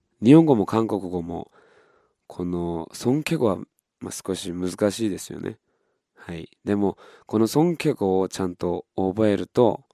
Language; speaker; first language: Japanese; non-native, fluent; Korean